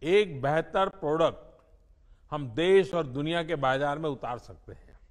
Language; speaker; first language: Hindi; non-native, local second language; Gujarati